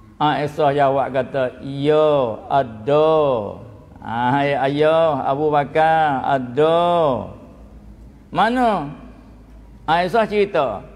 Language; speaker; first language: Malay; native; Malay